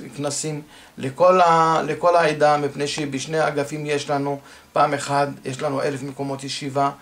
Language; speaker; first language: Hebrew; non-native, local second language; Arabic